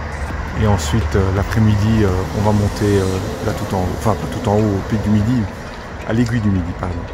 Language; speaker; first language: French; native; French